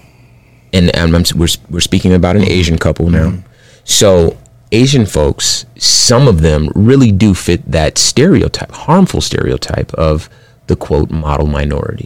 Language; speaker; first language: English; early bilingual, other home language; Spanish